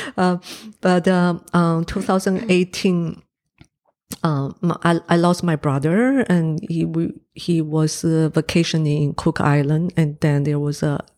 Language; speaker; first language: English; non-native, fluent; Chinese